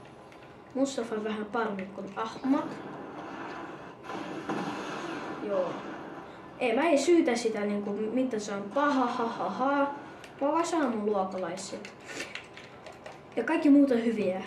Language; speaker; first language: Finnish; early bilingual, other home language; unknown